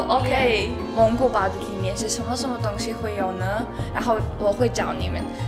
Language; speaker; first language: Chinese; non-native, learner; Mongolian